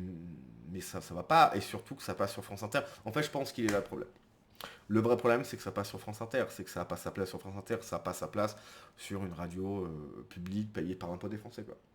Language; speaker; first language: French; native; French